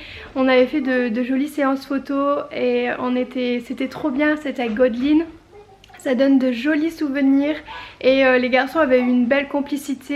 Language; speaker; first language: French; native; French